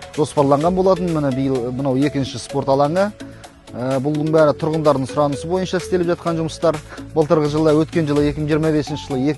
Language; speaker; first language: Kazakh; native; Kazakh